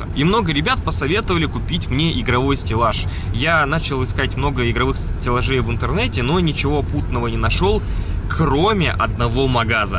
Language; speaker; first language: Russian; native; Russian